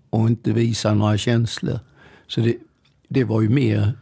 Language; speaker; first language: Swedish; early bilingual, other home language; German